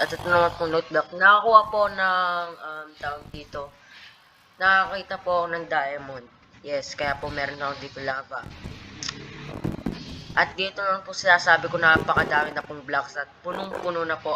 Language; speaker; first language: Filipino; native; Filipino